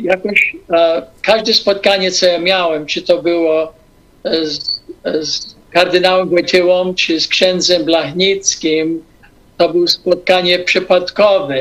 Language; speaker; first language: Polish; early bilingual, heritage; English